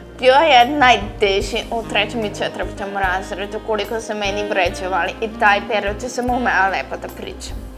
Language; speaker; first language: Serbian; early bilingual, heritage; Serbian